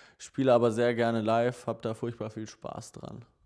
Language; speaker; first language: German; native; German